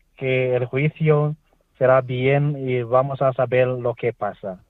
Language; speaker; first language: Spanish; non-native, learner; Swahili